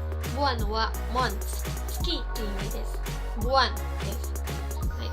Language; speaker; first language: Japanese; non-native, fluent; Cebuano